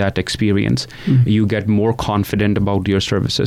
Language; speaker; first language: English; non-native, local second language; Punjabi